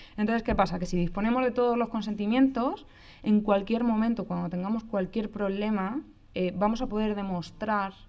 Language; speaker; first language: Spanish; native; Spanish